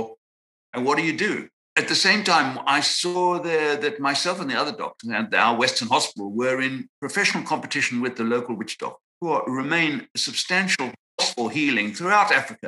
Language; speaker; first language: English; native; English